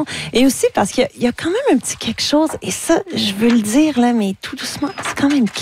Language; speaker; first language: French; native; French